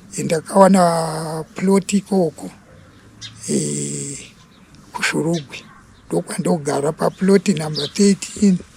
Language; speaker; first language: Shona; non-native, local second language; Venda